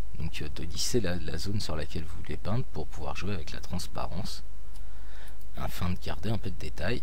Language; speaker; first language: French; native; French